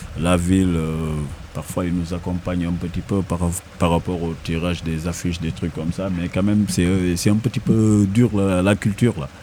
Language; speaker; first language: French; non-native, local second language; Wolof